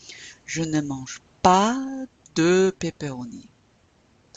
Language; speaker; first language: French; non-native, fluent; English